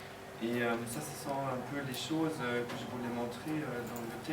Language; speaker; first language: French; non-native, learner; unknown